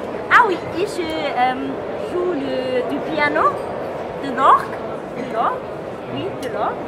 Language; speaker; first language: French; non-native, learner; German